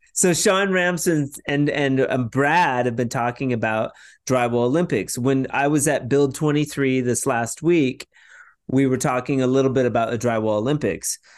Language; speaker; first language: English; native; English